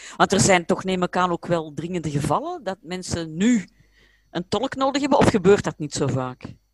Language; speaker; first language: Dutch; native; Dutch